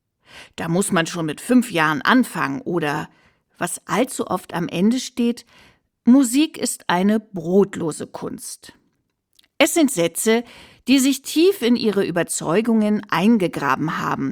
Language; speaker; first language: German; native; German